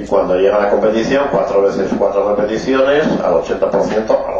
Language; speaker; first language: Spanish; native; Spanish